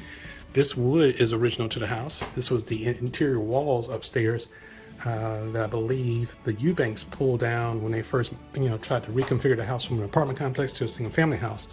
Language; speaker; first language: English; native; English